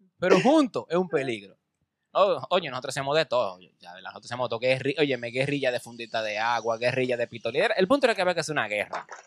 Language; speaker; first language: Spanish; native; Spanish